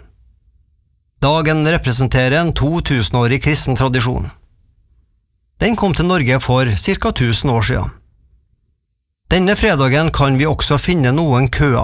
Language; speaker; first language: Norwegian; native; Norwegian